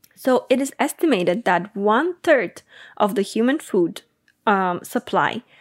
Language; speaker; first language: English; non-native, fluent; Bulgarian